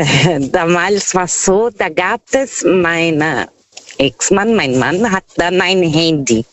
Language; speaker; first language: German; non-native, learner; Portuguese